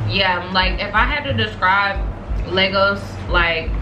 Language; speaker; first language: English; native; English